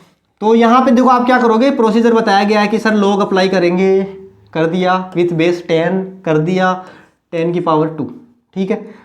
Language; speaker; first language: Hindi; native; Hindi